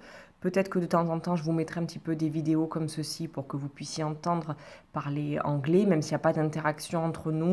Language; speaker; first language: French; native; French